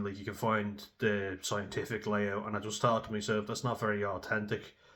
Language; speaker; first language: English; native; English